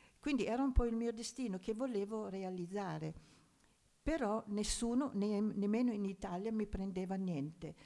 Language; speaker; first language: Italian; non-native, fluent; German